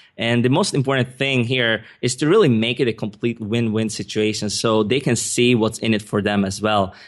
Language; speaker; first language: English; non-native, fluent; Swedish